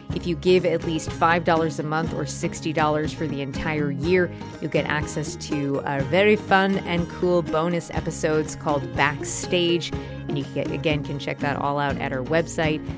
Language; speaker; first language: English; native; English